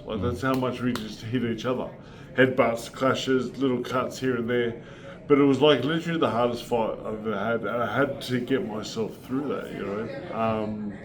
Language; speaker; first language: English; native; English